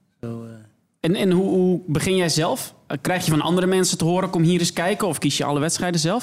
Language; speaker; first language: Dutch; native; Dutch